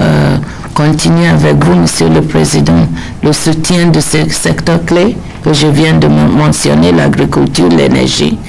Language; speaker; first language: French; non-native, learner; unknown